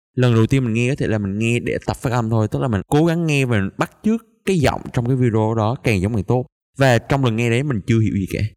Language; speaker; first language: Vietnamese; native; Vietnamese